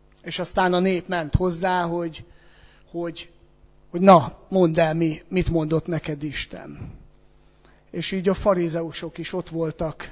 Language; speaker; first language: Hungarian; native; Hungarian